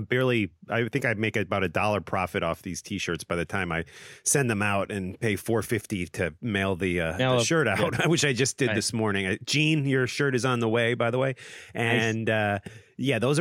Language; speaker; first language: English; native; English